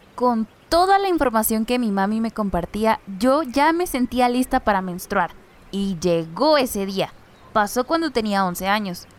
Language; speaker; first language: Spanish; non-native, local second language; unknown